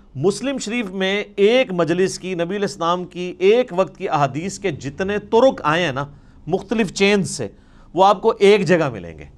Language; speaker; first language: Urdu; non-native, local second language; Punjabi